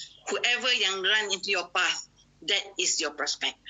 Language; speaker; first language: English; non-native, local second language; Malay